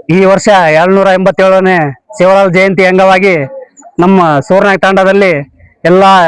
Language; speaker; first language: Kannada; non-native, local second language; Lambadi